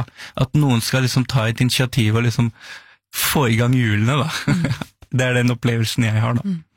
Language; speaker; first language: Norwegian; early bilingual, other home language; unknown